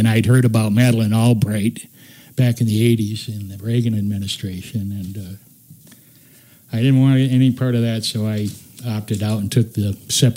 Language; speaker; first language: English; native; English